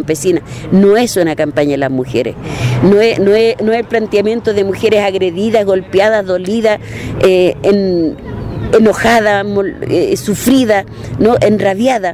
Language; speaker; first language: Spanish; native; Spanish